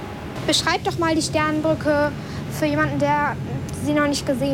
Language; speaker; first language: German; native; German